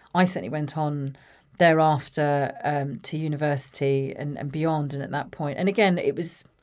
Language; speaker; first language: English; native; English